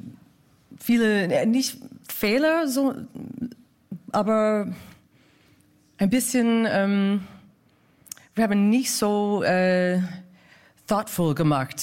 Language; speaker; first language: German; non-native, fluent; English